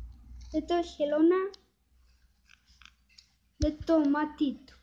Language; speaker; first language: Greek; early bilingual, heritage; Greek